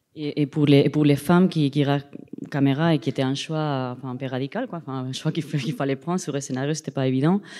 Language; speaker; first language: French; non-native, fluent; Spanish